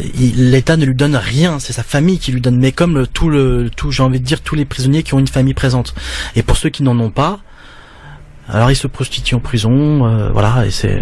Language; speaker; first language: French; native; French